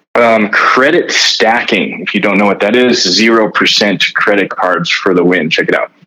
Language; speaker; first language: English; native; English